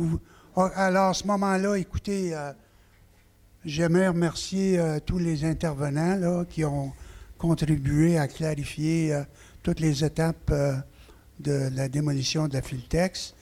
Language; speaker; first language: French; native; French